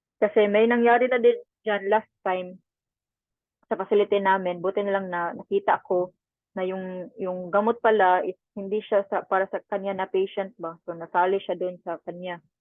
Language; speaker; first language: Filipino; non-native, local second language; Cebuano